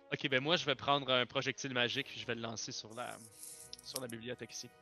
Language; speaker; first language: French; native; French